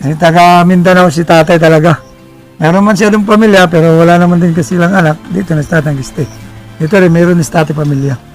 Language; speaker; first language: Filipino; non-native, local second language; Waray